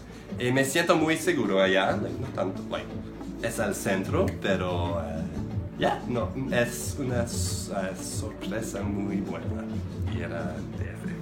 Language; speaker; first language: Spanish; non-native, learner; English